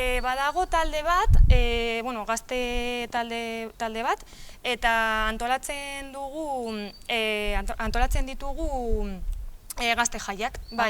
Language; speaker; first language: Basque; non-native, local second language; Spanish